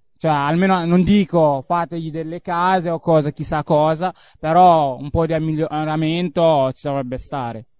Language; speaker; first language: Italian; early bilingual, other home language; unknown